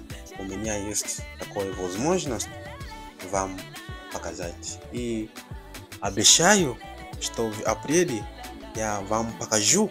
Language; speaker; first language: Russian; non-native, fluent; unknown